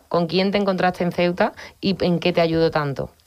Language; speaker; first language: Spanish; native; Spanish